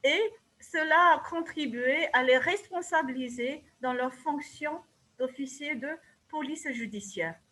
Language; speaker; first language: French; non-native, local second language; Malagasy